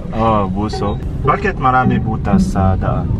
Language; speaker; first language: Filipino; non-native, learner; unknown